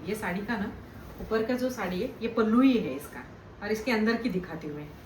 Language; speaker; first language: Hindi; non-native, local second language; Kannada